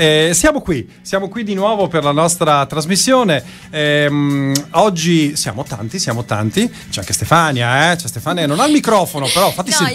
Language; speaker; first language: Italian; native; Italian